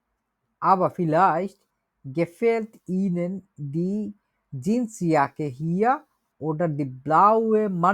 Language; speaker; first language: German; non-native, learner; Bangla